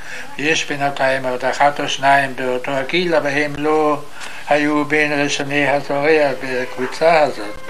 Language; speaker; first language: Hebrew; non-native, fluent; German